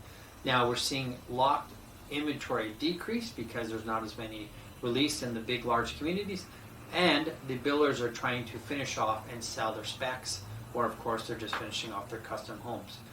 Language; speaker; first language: English; native; English